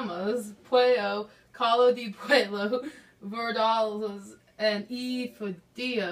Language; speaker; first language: Spanish; non-native, learner; English